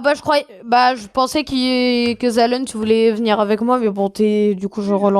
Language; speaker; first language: French; native; French